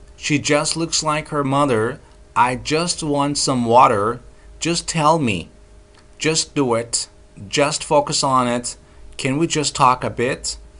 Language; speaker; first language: English; non-native, fluent; Turkish